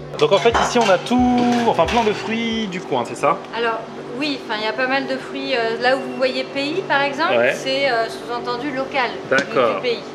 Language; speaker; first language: French; native; French